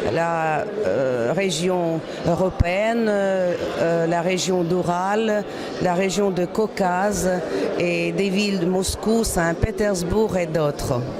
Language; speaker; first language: French; non-native, fluent; Russian